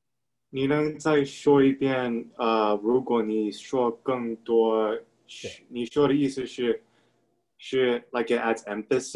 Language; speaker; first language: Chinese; non-native, learner; English